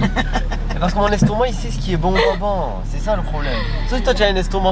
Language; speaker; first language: French; native; French